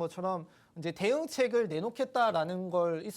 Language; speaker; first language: Korean; native; Korean